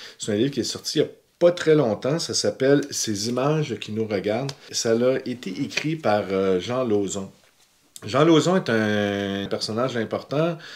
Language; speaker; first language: French; native; French